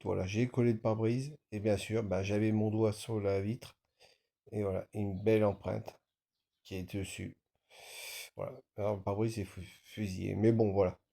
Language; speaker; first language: French; native; French